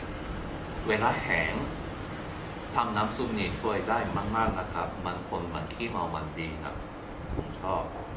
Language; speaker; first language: Thai; non-native, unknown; Korean